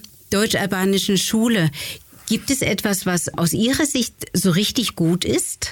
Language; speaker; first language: German; native; German